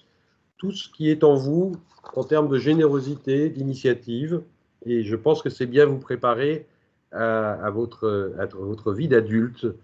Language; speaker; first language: French; native; French